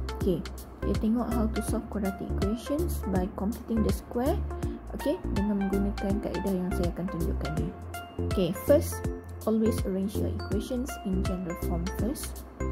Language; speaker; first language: English; non-native, local second language; Malay